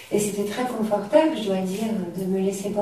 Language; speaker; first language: French; native; French